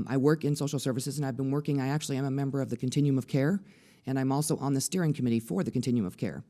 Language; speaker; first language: English; native; English